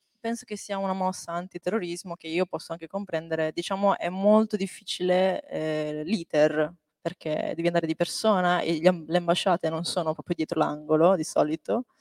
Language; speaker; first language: Italian; early bilingual, other home language; Chinese